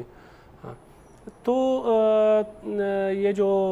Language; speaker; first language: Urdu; non-native, fluent; Pashto